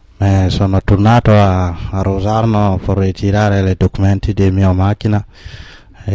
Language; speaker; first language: Italian; non-native, learner; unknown